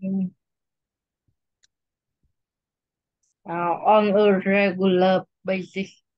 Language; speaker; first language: English; non-native, learner; Vietnamese